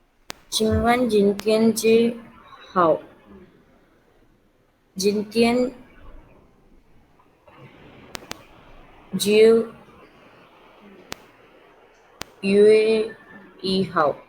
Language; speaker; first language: Chinese; non-native, learner; Tamil